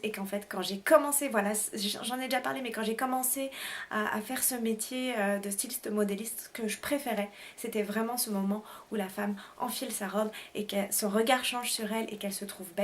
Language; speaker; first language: French; native; French